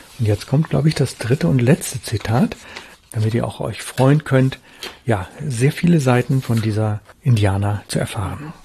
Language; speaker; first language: German; native; German